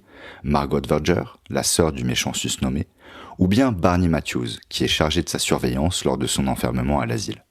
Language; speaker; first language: French; native; French